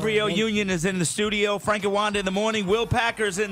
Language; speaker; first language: English; native; English